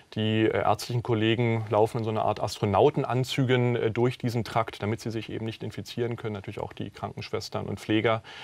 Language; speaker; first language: German; native; German